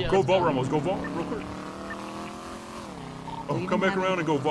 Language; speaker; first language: English; native; English